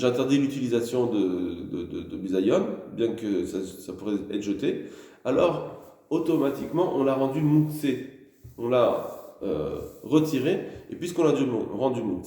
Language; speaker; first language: French; native; French